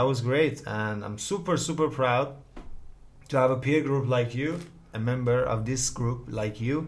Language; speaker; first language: English; non-native, fluent; Persian